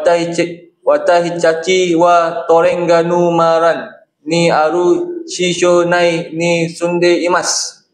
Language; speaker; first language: Japanese; non-native, learner; Malay